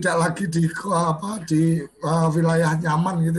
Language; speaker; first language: Malay; native; Malay